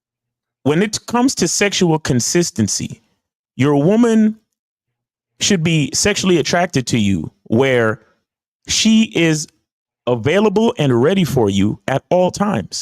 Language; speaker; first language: English; native; English